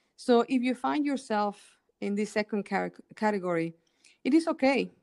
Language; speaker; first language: English; non-native, fluent; Spanish